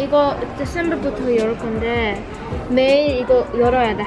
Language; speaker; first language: Korean; early bilingual, heritage; English